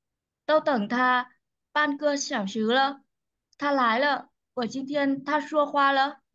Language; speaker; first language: Chinese; non-native, learner; Vietnamese